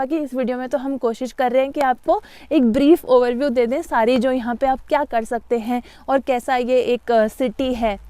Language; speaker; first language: Hindi; native; Hindi